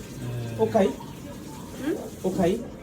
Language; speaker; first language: Japanese; non-native, learner; Nepali